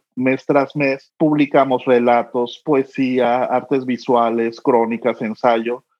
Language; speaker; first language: Spanish; native; Spanish